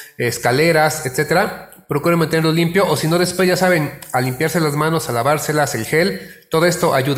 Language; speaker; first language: Spanish; native; Spanish